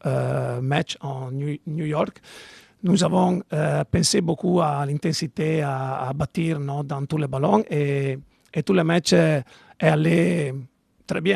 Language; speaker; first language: French; non-native, learner; Italian